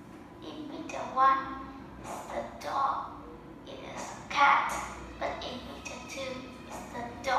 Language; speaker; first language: English; non-native, learner; Vietnamese